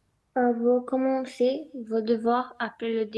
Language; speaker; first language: French; non-native, learner; Romanian